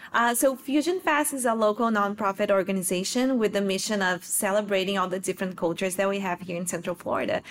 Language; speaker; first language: English; non-native, fluent; Portuguese